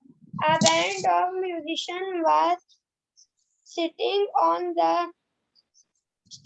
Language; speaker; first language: English; non-native, learner; Urdu